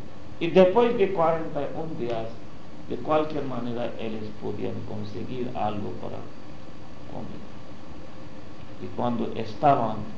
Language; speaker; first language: Portuguese; non-native, learner; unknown